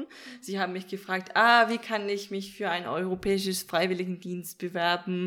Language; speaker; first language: German; non-native, fluent; Danish